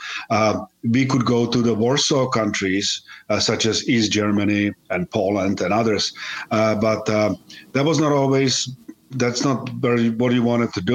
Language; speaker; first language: English; non-native, fluent; Czech